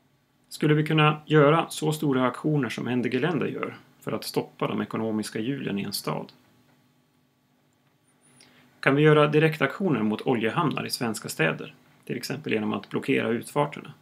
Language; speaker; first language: Swedish; native; Swedish